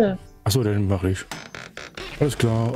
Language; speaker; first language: German; native; German